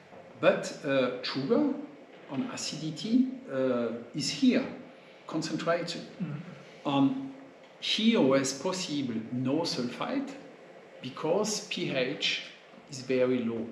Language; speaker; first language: English; non-native, learner; French